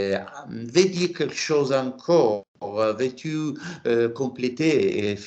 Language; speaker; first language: French; non-native, learner; Italian